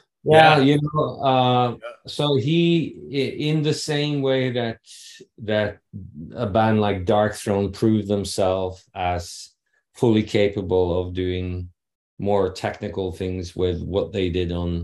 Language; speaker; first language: English; non-native, fluent; Norwegian